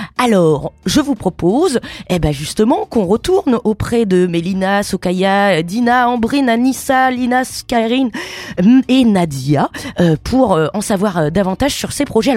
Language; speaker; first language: French; native; French